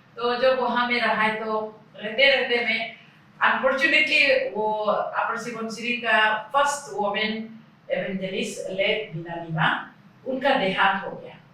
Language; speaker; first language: Hindi; non-native, local second language; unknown